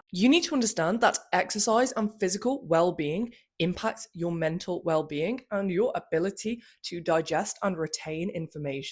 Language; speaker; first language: English; native; English